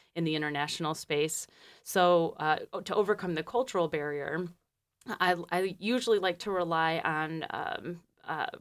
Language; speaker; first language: English; native; English